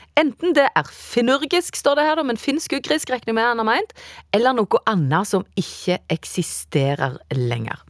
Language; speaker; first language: Norwegian; native; Norwegian